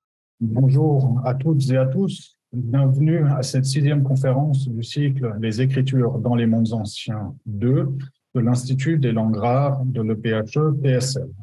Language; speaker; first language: French; native; French